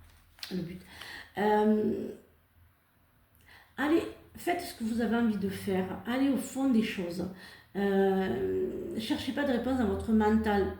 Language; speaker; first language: French; native; French